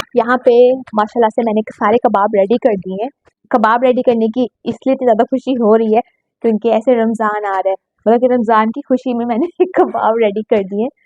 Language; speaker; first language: Urdu; native; Urdu